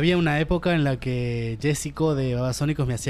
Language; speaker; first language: Spanish; native; Spanish